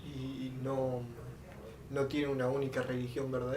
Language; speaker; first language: Spanish; native; Spanish